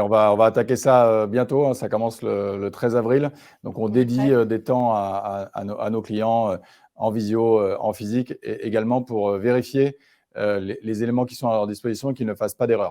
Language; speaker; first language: French; native; French